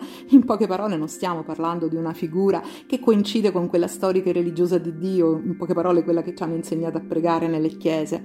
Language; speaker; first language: Italian; native; Italian